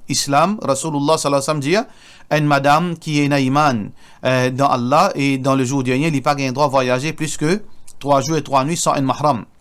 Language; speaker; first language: French; non-native, local second language; Morisyen